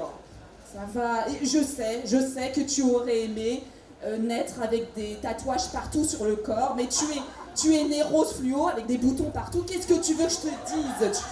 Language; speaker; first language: French; native; French